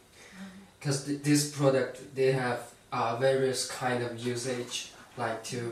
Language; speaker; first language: English; non-native, fluent; Chinese